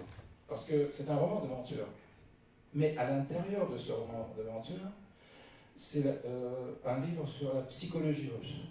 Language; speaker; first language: French; non-native, fluent; Russian